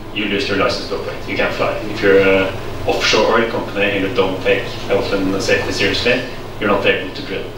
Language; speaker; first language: English; non-native, fluent; Norwegian